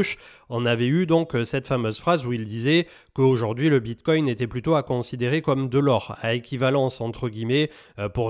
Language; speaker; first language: French; native; French